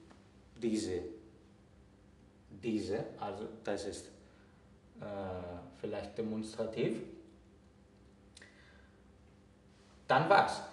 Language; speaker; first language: German; non-native, fluent; Greek